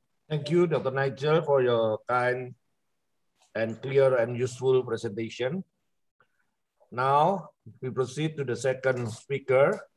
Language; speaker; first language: English; non-native, fluent; Indonesian